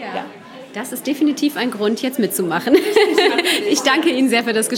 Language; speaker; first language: German; native; German